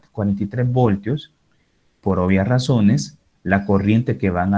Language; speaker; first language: Spanish; native; Spanish